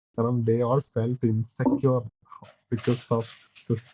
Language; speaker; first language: English; non-native, local second language; Malayalam